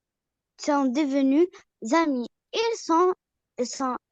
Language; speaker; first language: French; non-native, learner; Arabic